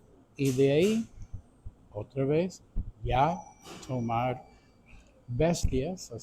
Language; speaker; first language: Spanish; non-native, fluent; English